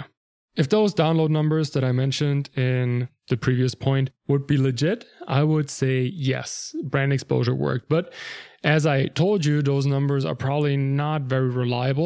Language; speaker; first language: English; non-native, fluent; German